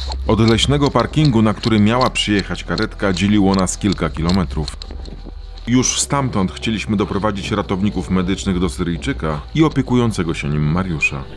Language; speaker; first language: Polish; native; Polish